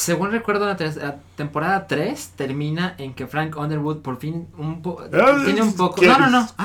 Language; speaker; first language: Spanish; native; Spanish